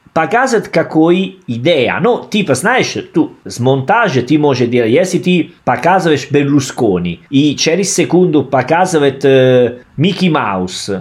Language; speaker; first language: Russian; non-native, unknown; Italian